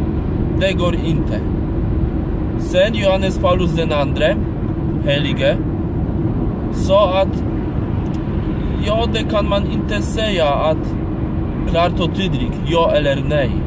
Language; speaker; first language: Swedish; non-native, fluent; Polish